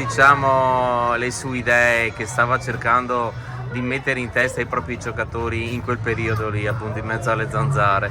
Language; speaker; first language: Italian; native; Italian